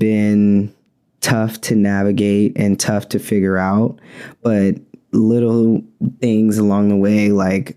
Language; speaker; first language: English; native; English